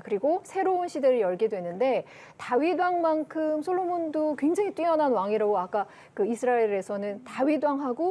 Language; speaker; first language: Korean; native; Korean